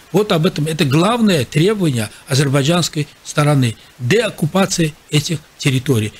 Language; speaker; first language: Russian; non-native, local second language; Azerbaijani